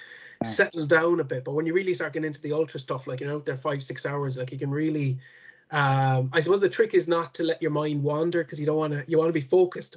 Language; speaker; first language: English; native; English